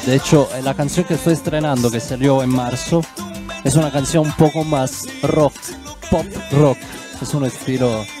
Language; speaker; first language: Spanish; non-native, fluent; Italian